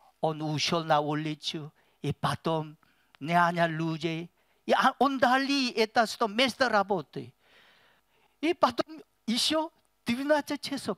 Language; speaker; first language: Russian; non-native, learner; Korean